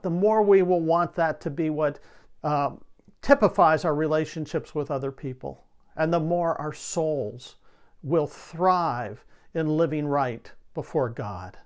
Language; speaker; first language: English; native; English